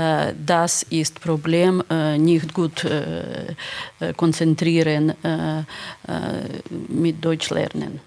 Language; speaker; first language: German; non-native, learner; Ukrainian